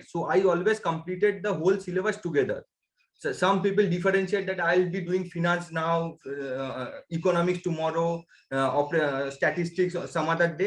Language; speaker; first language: English; non-native, local second language; Bangla